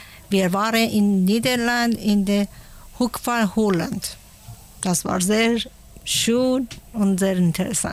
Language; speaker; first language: German; non-native, learner; Persian